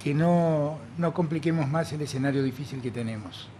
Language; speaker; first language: Spanish; native; Spanish